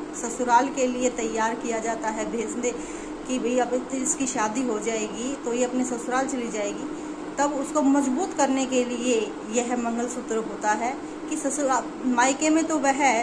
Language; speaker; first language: Hindi; native; Hindi